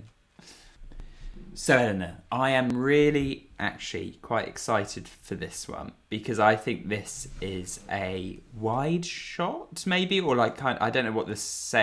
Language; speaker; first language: English; native; English